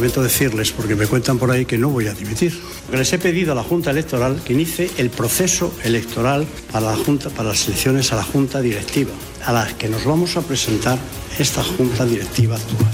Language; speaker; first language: Spanish; native; Spanish